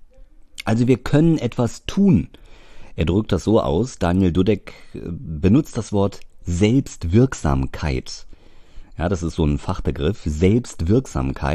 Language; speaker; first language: German; native; German